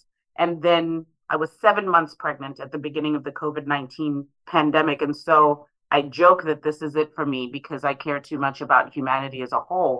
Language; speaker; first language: English; non-native, local second language; Shona